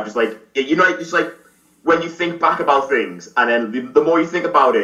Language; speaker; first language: English; native; English